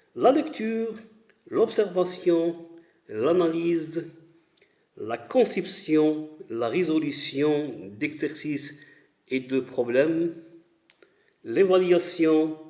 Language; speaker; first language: French; non-native, local second language; Arabic